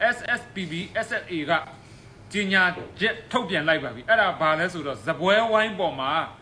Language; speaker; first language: Burmese; native; Burmese